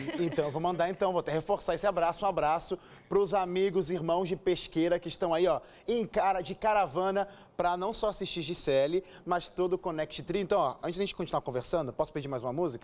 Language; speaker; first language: Portuguese; native; Portuguese